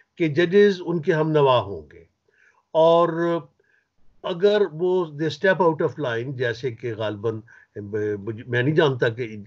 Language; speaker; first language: Urdu; native; Urdu